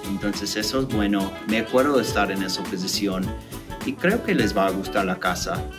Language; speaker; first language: Spanish; non-native, fluent; English